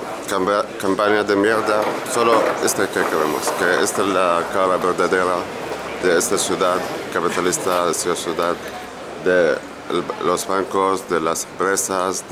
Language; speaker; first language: Spanish; non-native, fluent; Arabic